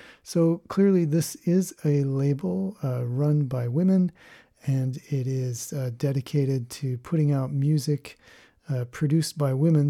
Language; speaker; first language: English; native; English